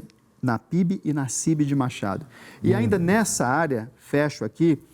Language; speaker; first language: Portuguese; native; Portuguese